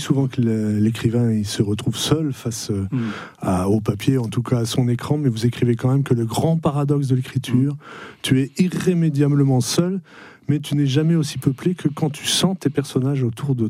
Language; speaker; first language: French; native; French